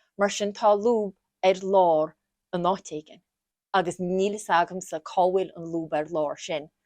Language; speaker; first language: Irish; native; Irish